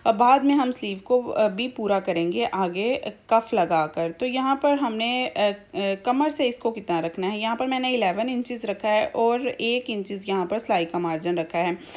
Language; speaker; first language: Urdu; native; Urdu